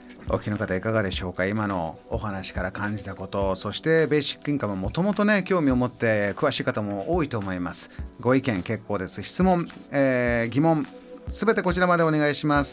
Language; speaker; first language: Japanese; native; Japanese